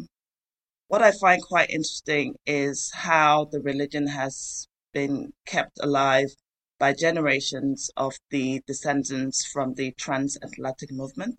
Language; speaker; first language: English; non-native, local second language; Yoruba